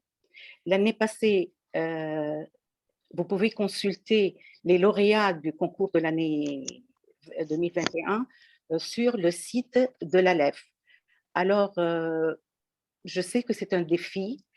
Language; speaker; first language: French; non-native, local second language; Arabic